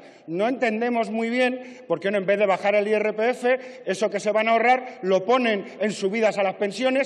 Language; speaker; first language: Spanish; native; Spanish